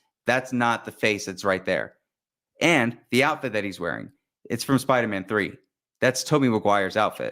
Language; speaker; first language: English; native; English